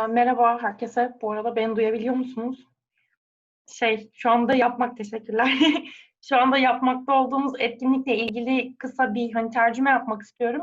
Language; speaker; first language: Turkish; native; Turkish